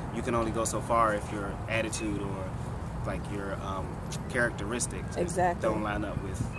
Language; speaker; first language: English; native; English